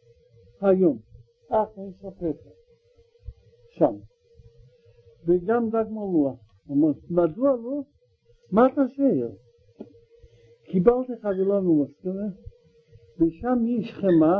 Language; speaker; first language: Hebrew; non-native, learner; Russian